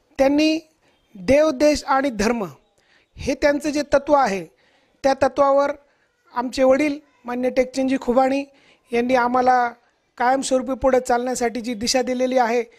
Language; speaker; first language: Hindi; non-native, local second language; Sindhi